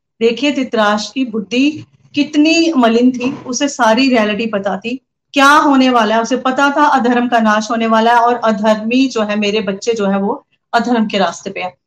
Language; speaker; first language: Hindi; non-native, local second language; Punjabi